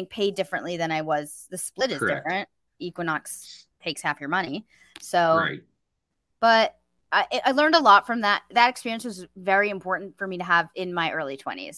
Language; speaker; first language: English; native; English